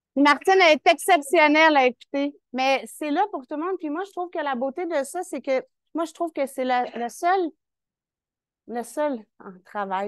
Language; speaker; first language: French; native; French